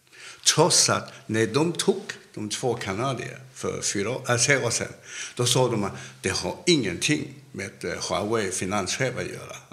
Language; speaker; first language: Swedish; non-native, fluent; Cantonese